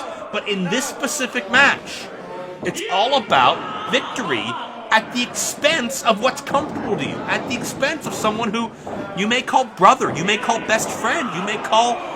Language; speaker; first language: English; native; English